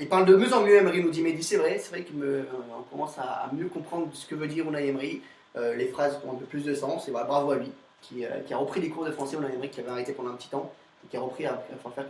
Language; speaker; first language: French; native; French